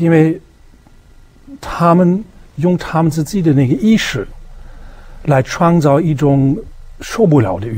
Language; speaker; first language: Chinese; non-native, fluent; German